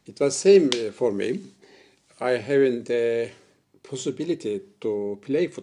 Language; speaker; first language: English; non-native, learner; Turkish